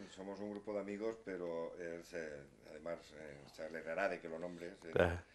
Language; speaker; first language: Spanish; native; Spanish